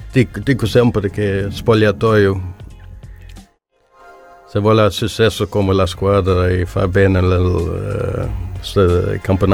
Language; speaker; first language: Italian; non-native, learner; Swedish